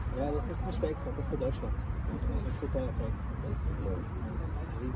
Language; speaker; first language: German; non-native, learner; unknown